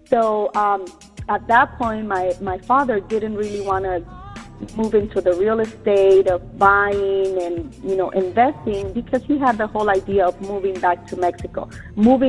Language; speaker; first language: English; early bilingual, other home language; Spanish